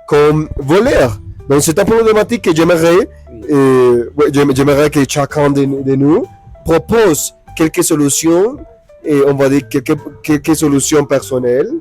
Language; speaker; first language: French; non-native, learner; Spanish